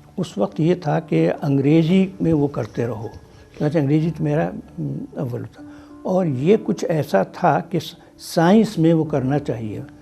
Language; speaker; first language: Urdu; native; Urdu